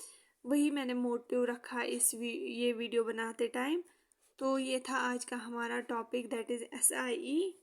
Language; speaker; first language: Hindi; native; Hindi